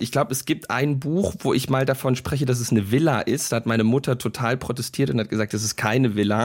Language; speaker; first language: German; native; German